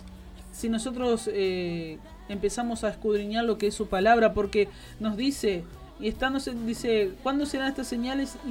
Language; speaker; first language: Spanish; native; Spanish